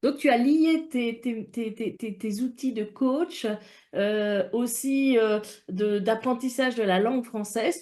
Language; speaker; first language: French; native; French